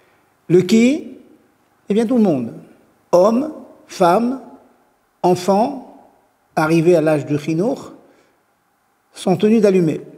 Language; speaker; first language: French; native; French